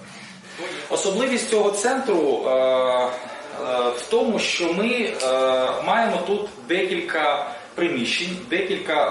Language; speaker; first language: Ukrainian; native; Ukrainian